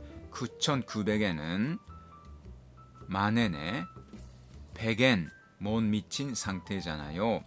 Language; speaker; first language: Korean; non-native, fluent; Japanese